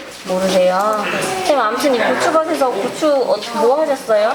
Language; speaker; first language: Korean; native; Korean